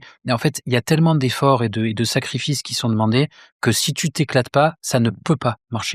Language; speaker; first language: French; native; French